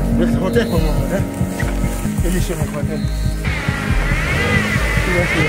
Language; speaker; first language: Russian; non-native, learner; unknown